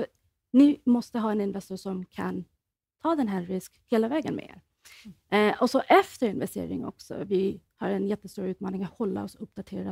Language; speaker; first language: Swedish; non-native, fluent; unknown